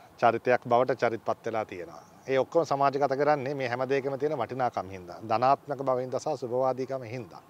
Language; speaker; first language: Sinhala; native; Sinhala